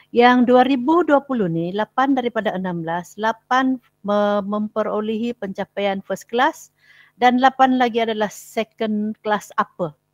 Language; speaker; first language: Malay; non-native, local second language; Central Dusun